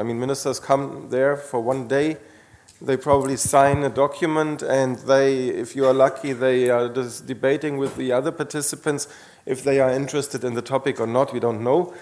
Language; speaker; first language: English; non-native, fluent; Slovenian